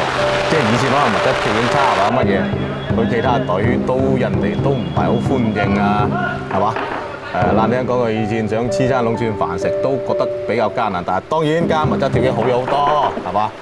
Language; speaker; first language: Cantonese; native; Cantonese